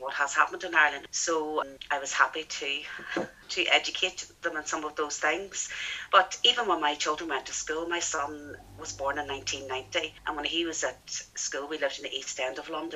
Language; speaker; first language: English; native; English